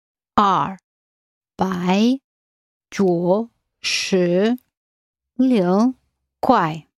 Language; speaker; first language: Chinese; non-native, learner; English